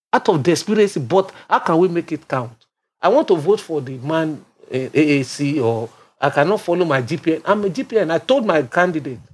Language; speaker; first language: English; non-native, local second language; Yoruba